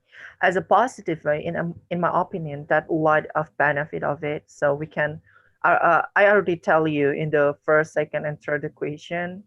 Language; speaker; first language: English; non-native, learner; Indonesian